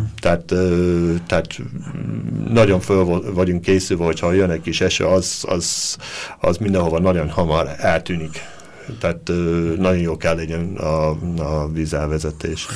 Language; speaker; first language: Hungarian; early bilingual, heritage; Hungarian